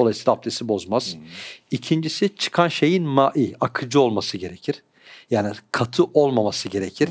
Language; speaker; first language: Turkish; native; Turkish